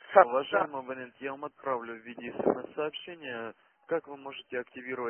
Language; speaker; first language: Russian; native; Russian